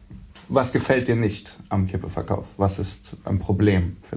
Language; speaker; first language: German; native; German